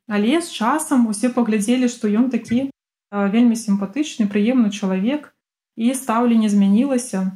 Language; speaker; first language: Belarusian; non-native, local second language; Russian